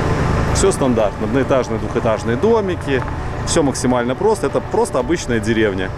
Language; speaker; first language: Russian; native; Russian